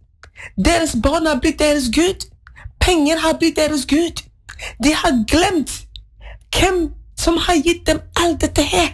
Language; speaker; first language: Norwegian; non-native, fluent; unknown